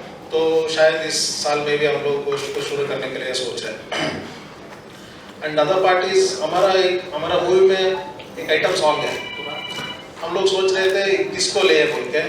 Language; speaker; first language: Hindi; non-native, local second language; Kannada